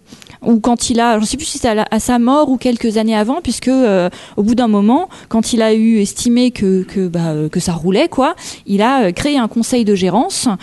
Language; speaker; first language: French; native; French